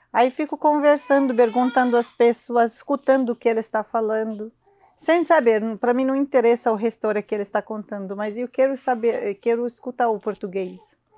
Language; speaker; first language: Portuguese; non-native, learner; Arabic